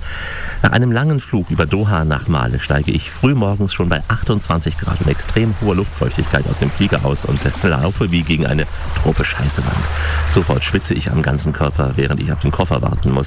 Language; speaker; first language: German; native; German